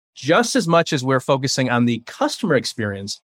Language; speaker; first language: English; early bilingual, other home language; Chinese